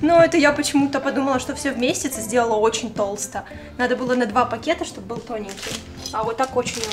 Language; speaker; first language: Russian; native; Russian